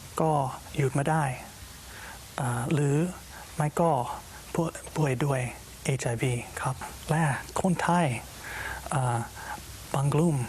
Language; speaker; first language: Thai; non-native, learner; English